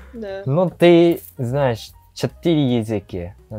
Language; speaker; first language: Russian; non-native, learner; Japanese